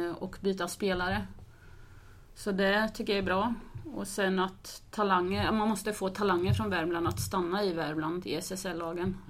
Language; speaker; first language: Swedish; native; Swedish